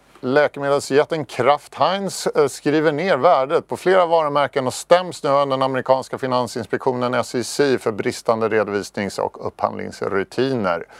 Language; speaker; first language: Swedish; native; Swedish